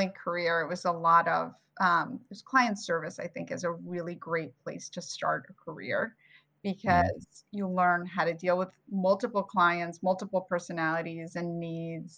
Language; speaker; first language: English; native; English